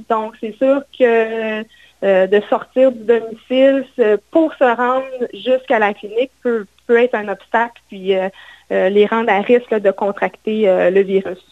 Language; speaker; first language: French; native; French